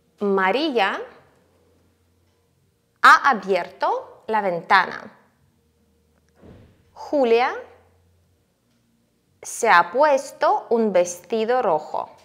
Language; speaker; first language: Spanish; non-native, fluent; Ukrainian